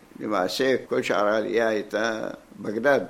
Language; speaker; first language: Hebrew; non-native, fluent; Arabic